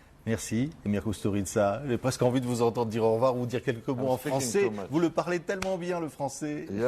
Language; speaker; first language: French; native; French